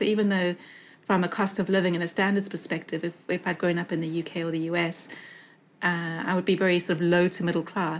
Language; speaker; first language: English; native; English